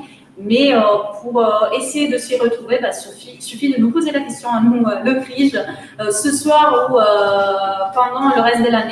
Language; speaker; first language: French; native; French